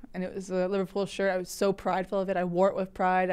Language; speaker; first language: English; native; English